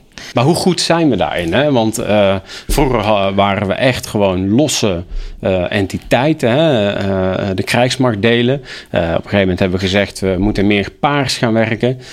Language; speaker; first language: Dutch; native; Dutch